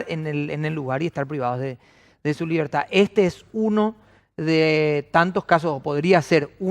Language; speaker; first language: Spanish; native; Spanish